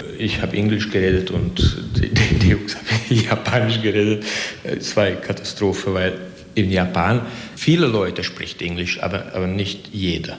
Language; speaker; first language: German; non-native, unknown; Hungarian